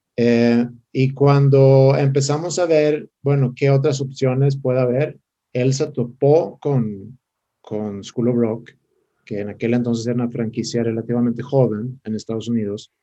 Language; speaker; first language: Spanish; non-native, fluent; Swedish